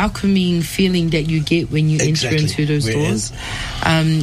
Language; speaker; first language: English; native; English